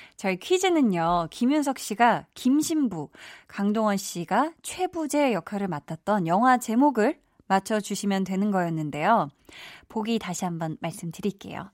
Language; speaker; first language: Korean; native; Korean